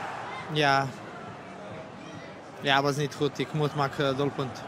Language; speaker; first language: Dutch; non-native, learner; Serbian